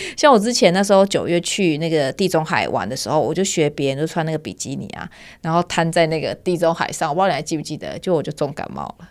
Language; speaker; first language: Chinese; native; Chinese